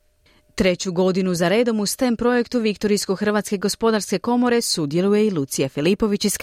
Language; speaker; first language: Serbian; native; Serbian